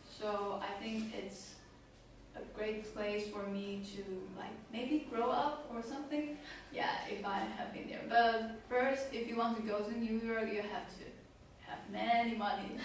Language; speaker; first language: English; non-native, learner; Chinese